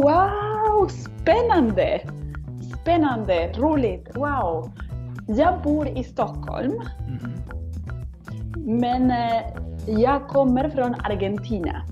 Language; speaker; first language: Swedish; non-native, fluent; Spanish